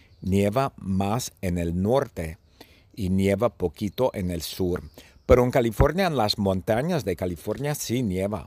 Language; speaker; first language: Spanish; early bilingual, heritage; Spanish